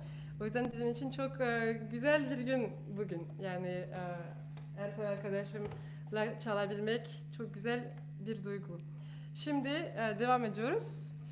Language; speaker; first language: Turkish; non-native, fluent; French